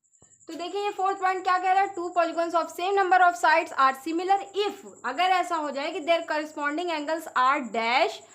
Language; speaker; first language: Hindi; native; Hindi